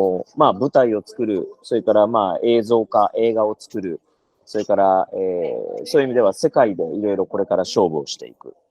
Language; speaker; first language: Japanese; native; Japanese